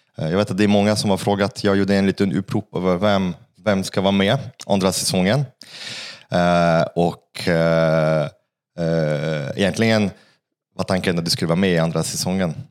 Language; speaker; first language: Swedish; non-native, fluent; French